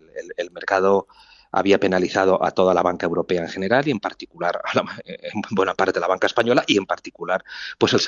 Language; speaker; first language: Spanish; native; Spanish